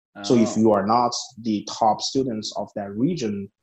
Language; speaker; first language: English; non-native, fluent; Chinese